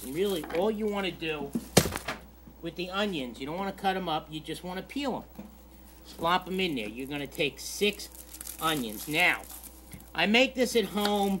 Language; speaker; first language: English; native; English